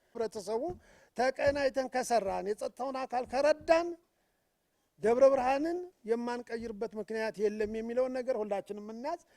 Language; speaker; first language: Amharic; native; Amharic